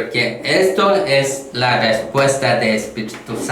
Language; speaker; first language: Spanish; non-native, learner; Korean